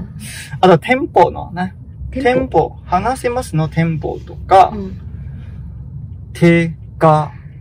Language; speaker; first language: Japanese; non-native, learner; Chinese